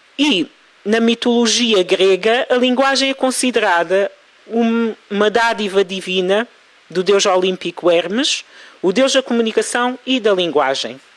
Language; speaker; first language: Portuguese; early bilingual, other home language; Kabuverdianu